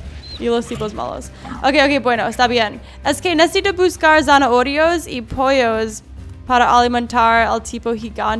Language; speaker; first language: Spanish; non-native, learner; English